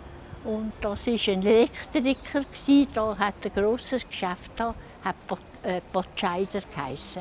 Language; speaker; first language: German; native; German